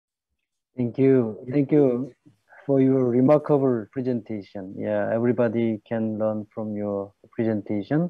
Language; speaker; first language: English; non-native, learner; Korean